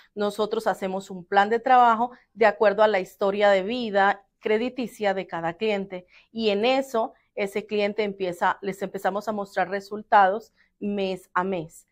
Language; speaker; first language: Spanish; native; Spanish